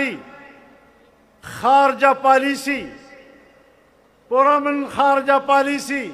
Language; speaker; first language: Urdu; non-native, local second language; Pashto